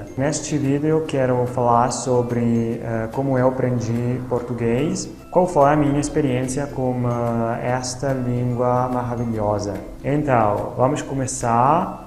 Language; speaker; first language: Portuguese; non-native, fluent; Italian